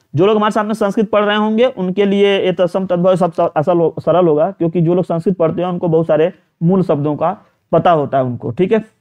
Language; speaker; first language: Hindi; native; Hindi